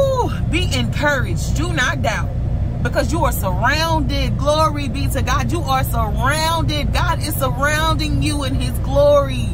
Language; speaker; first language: English; native; English